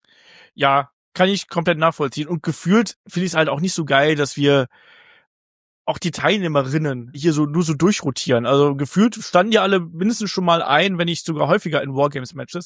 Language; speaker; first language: German; native; German